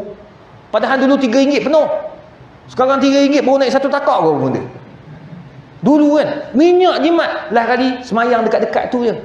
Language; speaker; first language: Malay; native; Malay